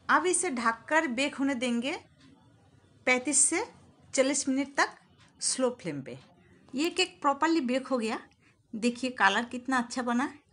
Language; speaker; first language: Hindi; non-native, local second language; Bangla